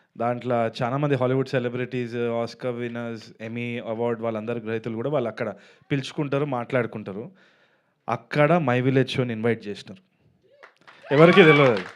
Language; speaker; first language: Telugu; native; Telugu